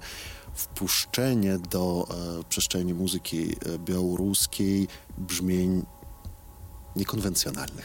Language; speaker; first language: Polish; non-native, fluent; Belarusian